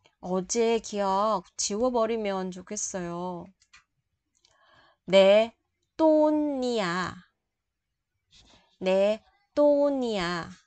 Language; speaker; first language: Korean; non-native, fluent; Vietnamese